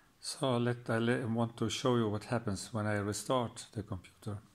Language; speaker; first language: English; non-native, fluent; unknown